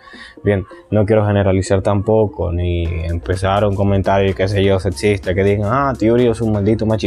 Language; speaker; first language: Spanish; native; Spanish